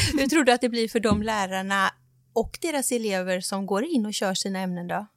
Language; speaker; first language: Swedish; native; Swedish